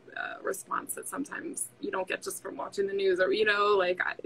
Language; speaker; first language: English; native; English